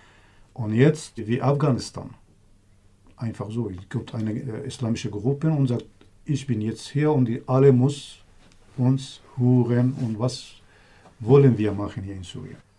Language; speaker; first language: German; non-native, learner; Kurdish